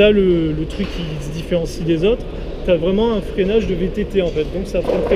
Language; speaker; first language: French; native; French